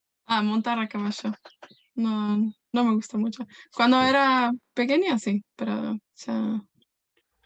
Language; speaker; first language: Spanish; non-native, fluent; Welsh